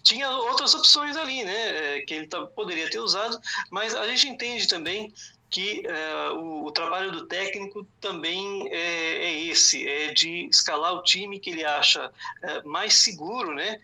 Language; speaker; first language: Portuguese; native; Portuguese